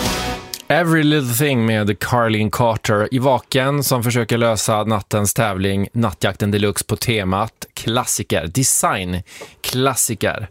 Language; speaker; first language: Swedish; native; Swedish